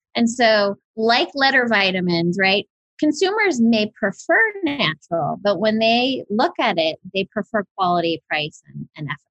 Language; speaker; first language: English; native; English